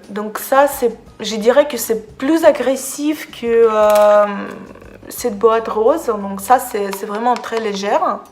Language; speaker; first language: French; non-native, fluent; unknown